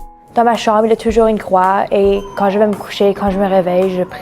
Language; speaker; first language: French; native; French